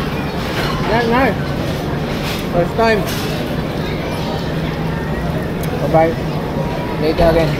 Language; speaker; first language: English; non-native, local second language; Filipino